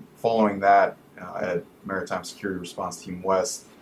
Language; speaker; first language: English; native; English